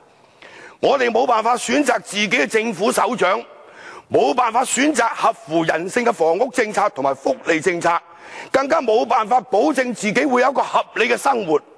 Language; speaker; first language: Chinese; non-native, local second language; Cantonese